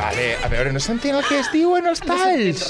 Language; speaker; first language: Catalan; native; Catalan